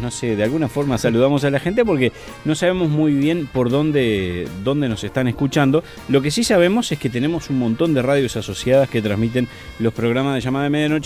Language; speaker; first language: Spanish; native; Spanish